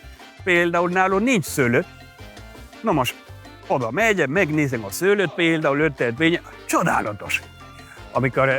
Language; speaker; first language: Hungarian; non-native, fluent; Spanish